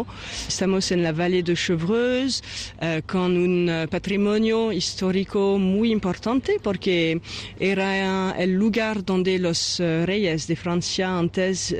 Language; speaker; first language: Spanish; non-native, fluent; French